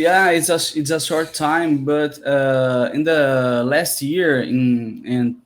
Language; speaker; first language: English; non-native, learner; Portuguese